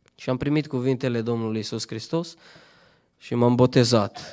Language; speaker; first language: Romanian; non-native, fluent; Albanian